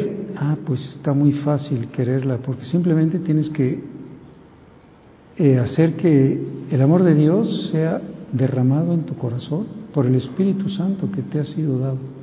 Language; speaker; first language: Spanish; native; Spanish